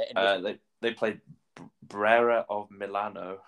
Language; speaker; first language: English; native; English